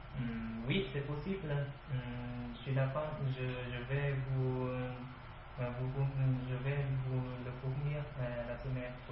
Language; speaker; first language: French; non-native, learner; Vietnamese